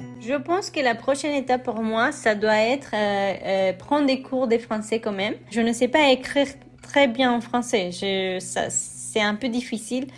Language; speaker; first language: French; non-native, fluent; Spanish